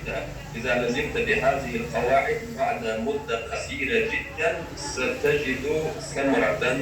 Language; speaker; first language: Arabic; non-native, fluent; Chechen